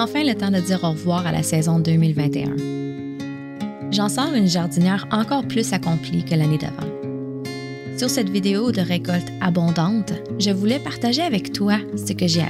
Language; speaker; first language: French; native; French